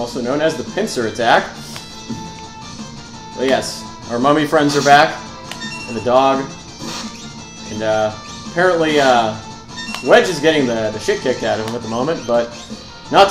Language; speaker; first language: English; native; English